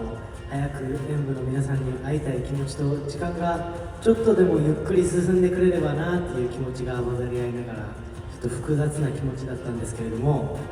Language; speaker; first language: Japanese; native; Japanese